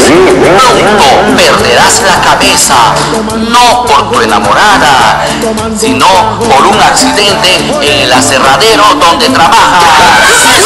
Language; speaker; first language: Spanish; native; Spanish